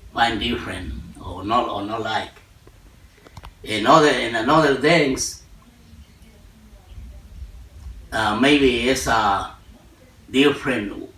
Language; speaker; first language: English; non-native, learner; Spanish